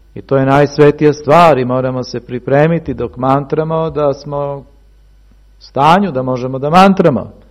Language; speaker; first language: Serbian; early bilingual, heritage; Serbian